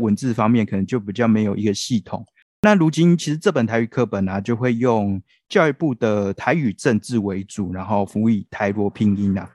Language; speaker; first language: Chinese; non-native, local second language; Min Nan Chinese